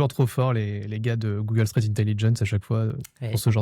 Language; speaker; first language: French; native; French